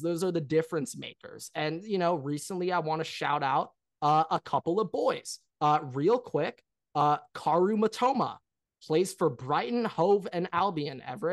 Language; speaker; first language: English; native; English